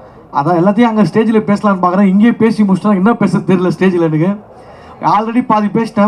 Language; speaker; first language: Tamil; native; Tamil